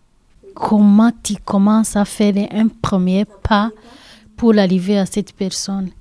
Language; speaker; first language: French; non-native, learner; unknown